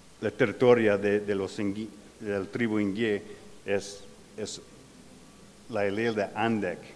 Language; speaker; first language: Spanish; non-native, learner; English